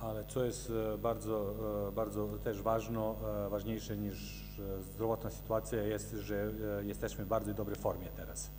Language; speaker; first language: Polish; non-native, learner; Serbian